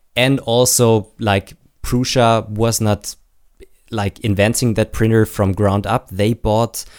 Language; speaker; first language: English; non-native, fluent; German